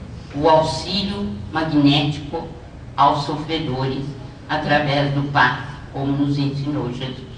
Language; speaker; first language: Portuguese; native; Portuguese